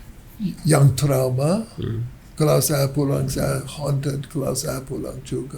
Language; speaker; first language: Indonesian; non-native, learner; English